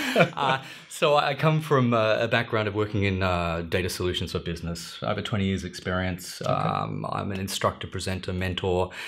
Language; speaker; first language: English; native; English